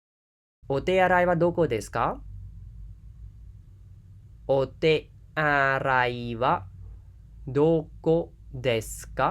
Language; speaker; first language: Japanese; non-native, fluent; Khmer